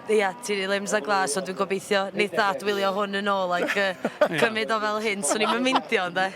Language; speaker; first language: Welsh; native; Welsh